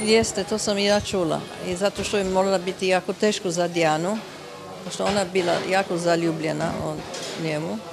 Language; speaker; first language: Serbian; early bilingual, heritage; Serbian